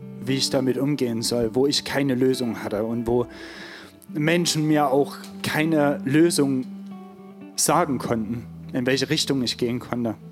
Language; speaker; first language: German; native; German